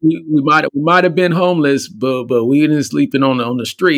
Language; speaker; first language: English; native; English